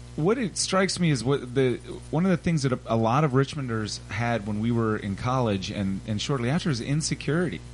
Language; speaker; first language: English; native; English